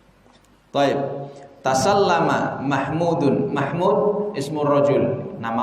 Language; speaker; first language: Arabic; non-native, fluent; Indonesian